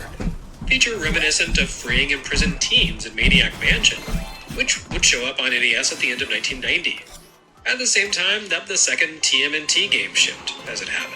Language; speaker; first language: English; native; English